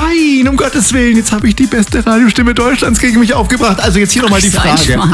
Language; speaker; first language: German; native; German